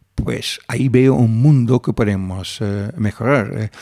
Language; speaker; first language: Spanish; non-native, fluent; Dutch